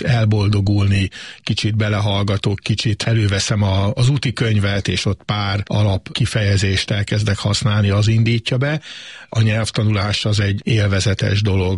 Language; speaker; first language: Hungarian; native; Hungarian